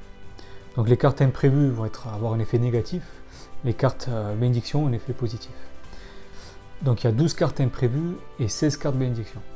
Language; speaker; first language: French; native; French